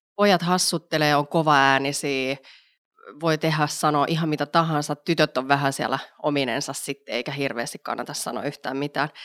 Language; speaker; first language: Finnish; native; Finnish